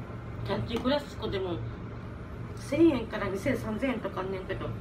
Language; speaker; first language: Japanese; native; Japanese